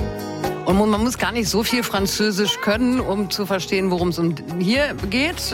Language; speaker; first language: German; native; German